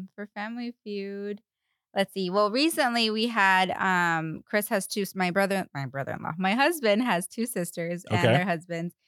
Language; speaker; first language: English; non-native, fluent; Spanish